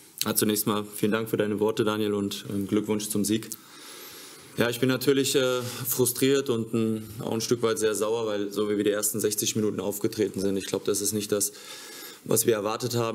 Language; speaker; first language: German; native; German